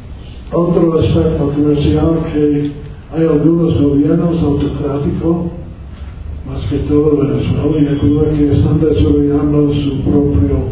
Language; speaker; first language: Spanish; non-native, learner; English